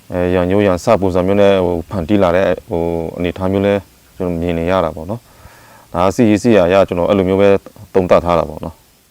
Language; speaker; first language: Burmese; non-native, local second language; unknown